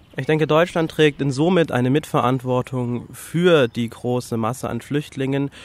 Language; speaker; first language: German; native; German